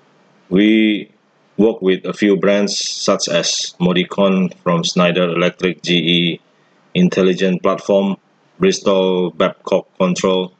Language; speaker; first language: English; non-native, fluent; Indonesian